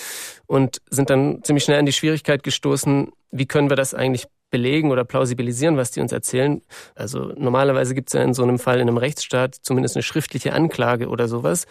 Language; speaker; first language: German; native; German